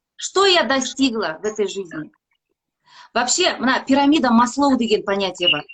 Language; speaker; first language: Russian; non-native, local second language; Kazakh